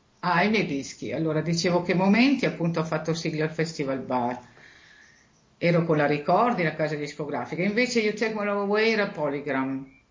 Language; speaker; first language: Italian; native; Italian